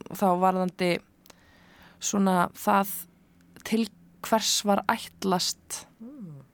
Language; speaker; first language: Icelandic; native; Icelandic